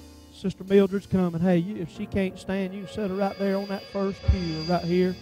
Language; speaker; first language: English; native; English